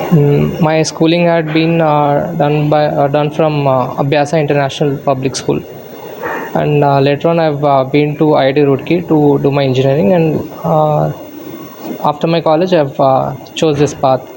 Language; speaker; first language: English; non-native, local second language; Telugu